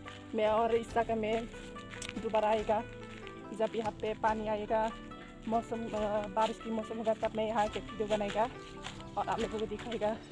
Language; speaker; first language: Hindi; non-native, local second language; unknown